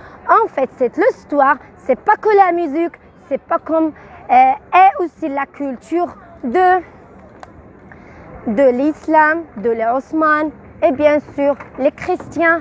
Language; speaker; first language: French; non-native, learner; Arabic